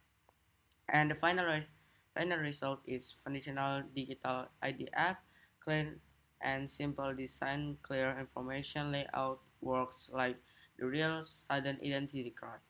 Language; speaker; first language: English; non-native, learner; Indonesian